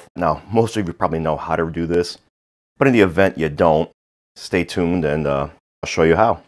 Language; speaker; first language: English; native; English